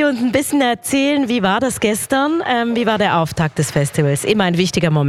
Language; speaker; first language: German; native; German